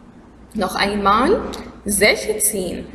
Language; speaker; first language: German; non-native, learner; Arabic